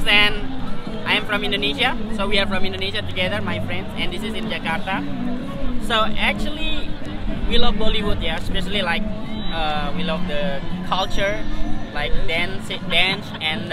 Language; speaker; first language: English; non-native, learner; Indonesian